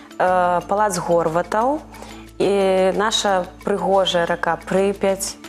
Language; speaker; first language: Belarusian; non-native, local second language; Russian